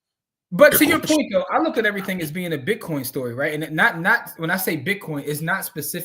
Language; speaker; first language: English; native; English